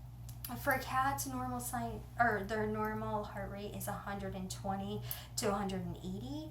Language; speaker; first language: English; native; English